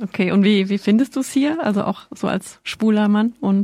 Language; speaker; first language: German; native; German